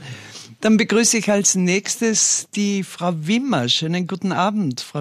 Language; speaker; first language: German; native; German